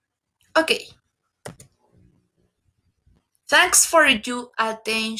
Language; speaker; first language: English; non-native, learner; Spanish